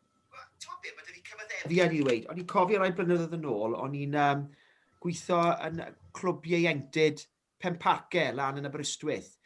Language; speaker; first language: Welsh; native; Welsh